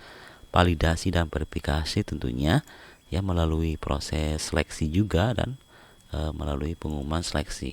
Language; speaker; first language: Indonesian; native; Indonesian